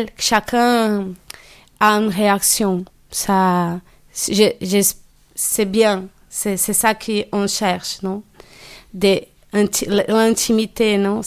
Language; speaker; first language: French; non-native, learner; Portuguese